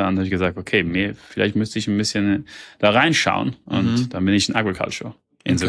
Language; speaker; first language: German; early bilingual, heritage; German